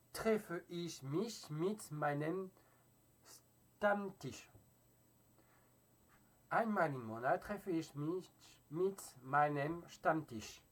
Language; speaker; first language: German; non-native, fluent; French